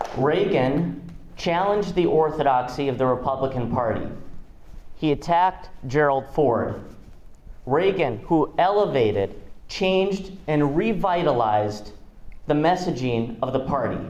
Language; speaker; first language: English; non-native, fluent; Russian